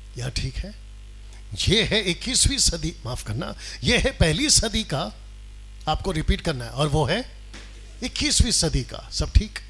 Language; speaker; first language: Hindi; non-native, local second language; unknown